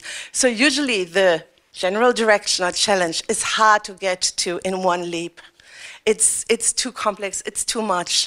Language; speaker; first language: English; non-native, fluent; German